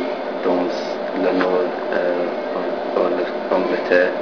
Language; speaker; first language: French; non-native, learner; English